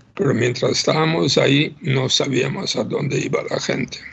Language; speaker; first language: Spanish; non-native, fluent; Polish